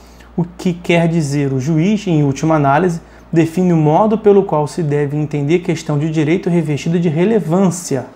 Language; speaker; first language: Portuguese; native; Portuguese